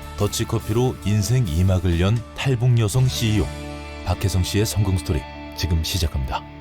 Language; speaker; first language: Korean; native; Korean